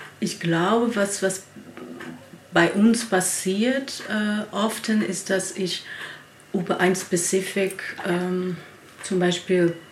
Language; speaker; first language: German; non-native, learner; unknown